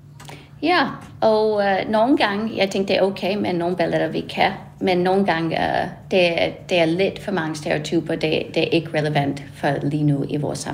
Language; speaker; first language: Danish; non-native, fluent; English